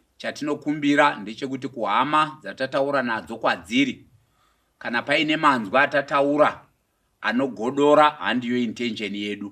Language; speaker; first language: Shona; native; Shona